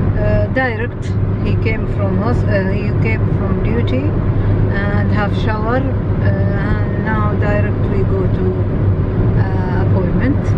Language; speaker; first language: English; non-native, learner; Arabic